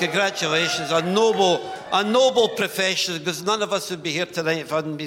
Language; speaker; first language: English; native; English